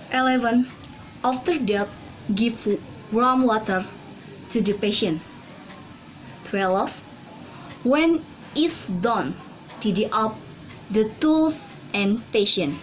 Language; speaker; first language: English; non-native, learner; Indonesian